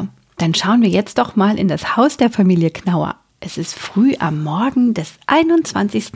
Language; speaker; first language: German; native; German